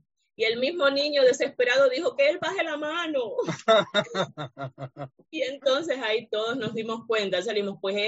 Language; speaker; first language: Spanish; native; Spanish